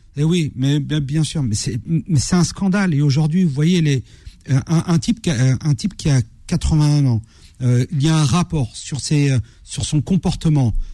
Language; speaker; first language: French; native; French